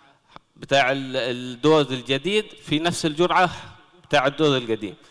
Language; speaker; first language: Arabic; native; Arabic